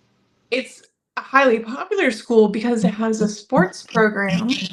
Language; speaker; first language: English; native; English